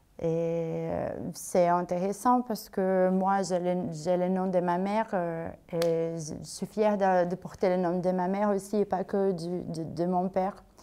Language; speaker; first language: French; non-native, fluent; Portuguese